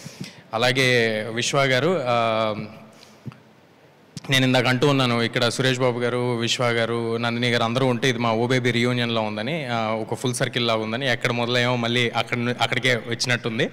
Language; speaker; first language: Telugu; native; Telugu